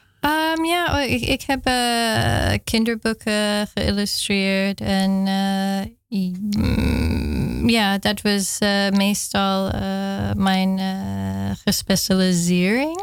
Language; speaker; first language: Dutch; non-native, fluent; English